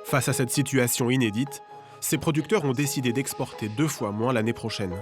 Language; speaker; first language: French; native; French